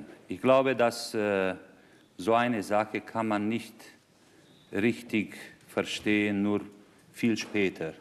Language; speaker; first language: German; non-native, fluent; Romanian